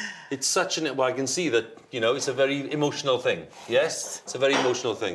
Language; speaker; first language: English; non-native, local second language; Welsh